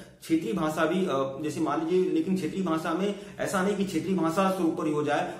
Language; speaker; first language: Hindi; native; Hindi